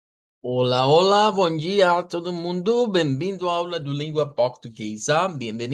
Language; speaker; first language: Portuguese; non-native, fluent; Spanish